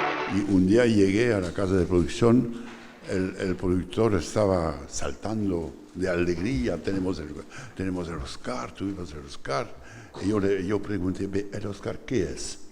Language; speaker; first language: Spanish; non-native, fluent; French